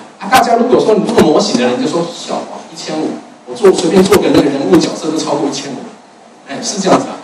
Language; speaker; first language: Chinese; native; Chinese